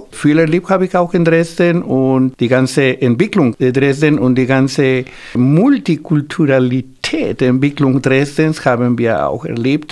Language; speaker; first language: German; non-native, fluent; Spanish